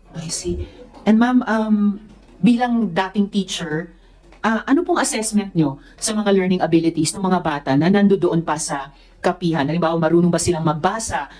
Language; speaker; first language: Filipino; native; Filipino